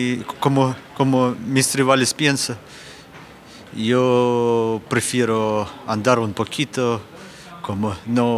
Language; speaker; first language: Spanish; non-native, learner; Ukrainian